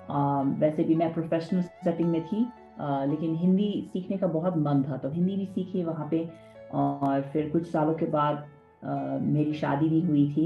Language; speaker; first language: Hindi; non-native, fluent; English